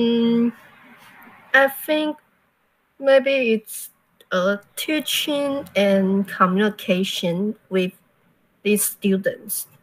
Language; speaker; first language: English; non-native, learner; Chinese